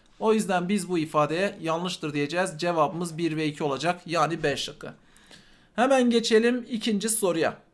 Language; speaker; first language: Turkish; native; Turkish